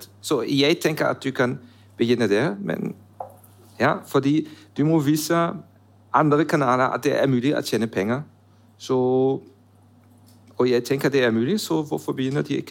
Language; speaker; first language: Norwegian; non-native, learner; German